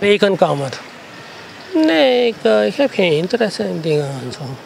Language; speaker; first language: Dutch; non-native, local second language; Sranan Tongo